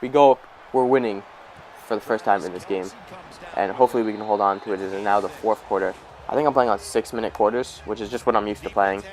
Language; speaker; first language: English; native; English